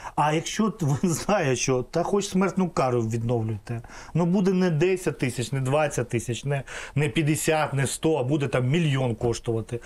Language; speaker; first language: Ukrainian; non-native, local second language; Russian